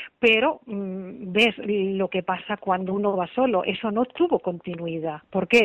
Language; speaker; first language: Spanish; native; Spanish